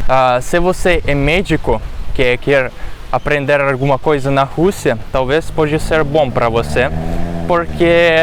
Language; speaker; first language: Portuguese; non-native, fluent; Russian